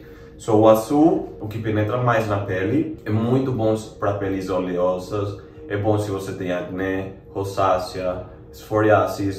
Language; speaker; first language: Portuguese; non-native, fluent; English